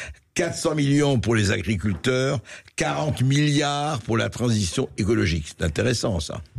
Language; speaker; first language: French; native; French